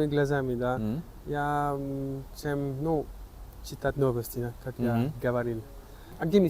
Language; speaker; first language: Russian; non-native, learner; French